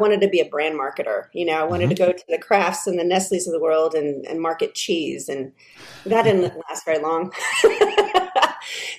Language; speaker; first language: English; native; English